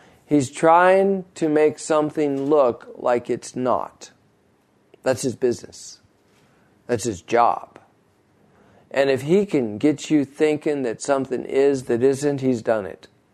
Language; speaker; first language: English; native; English